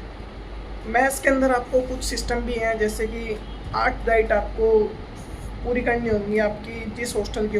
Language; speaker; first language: Hindi; native; Hindi